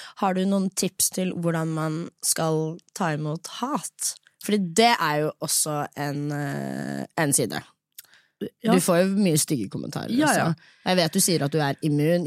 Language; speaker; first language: Norwegian; native; Norwegian